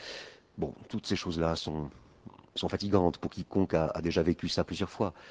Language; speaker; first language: French; native; French